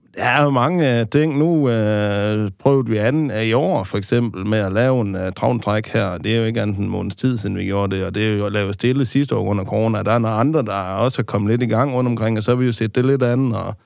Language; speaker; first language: Danish; native; Danish